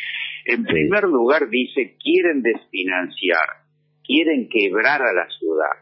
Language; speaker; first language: Spanish; native; Spanish